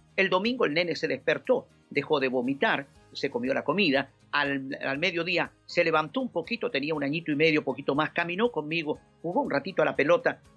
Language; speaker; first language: Spanish; native; Spanish